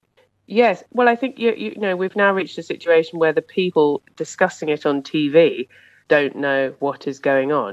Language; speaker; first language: English; native; English